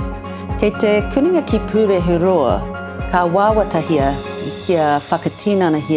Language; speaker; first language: Māori; non-native, learner; English